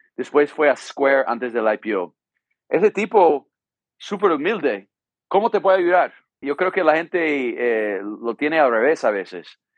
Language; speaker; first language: Spanish; non-native, fluent; English